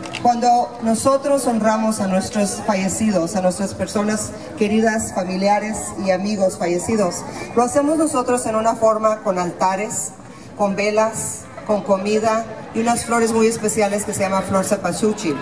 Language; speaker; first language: Spanish; early bilingual, heritage; Spanish